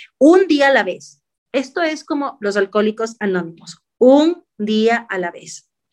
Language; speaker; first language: Spanish; native; Spanish